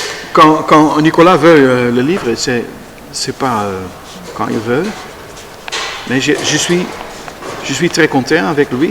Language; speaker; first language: French; non-native, learner; Dutch